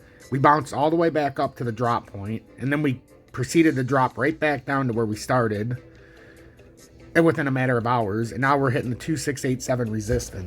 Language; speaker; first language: English; native; English